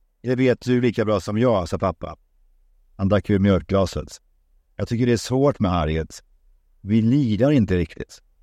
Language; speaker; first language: Swedish; native; Swedish